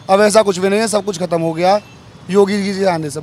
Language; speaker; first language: Hindi; native; Hindi